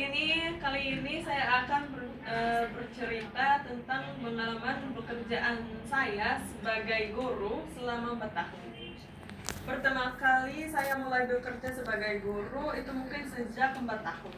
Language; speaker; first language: Indonesian; non-native, fluent; Arabic